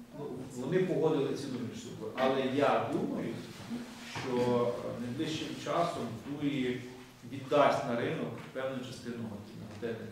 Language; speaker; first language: Ukrainian; native; Ukrainian